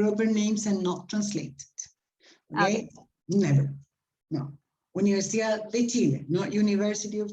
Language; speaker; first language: English; non-native, fluent; Spanish